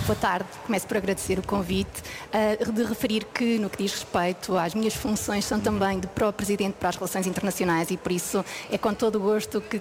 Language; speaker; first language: Portuguese; native; Portuguese